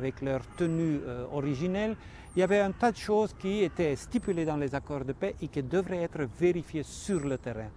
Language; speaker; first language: French; non-native, fluent; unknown